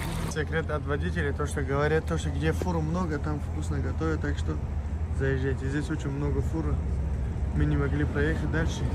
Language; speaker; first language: Russian; non-native, fluent; Tajik